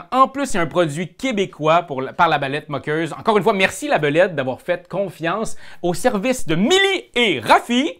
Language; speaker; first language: French; native; French